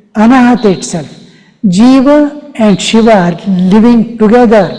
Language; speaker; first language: English; non-native, local second language; Kannada